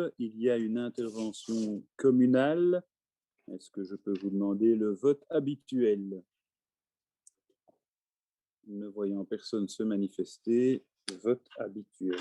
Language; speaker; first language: French; native; French